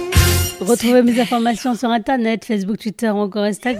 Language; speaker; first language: French; native; French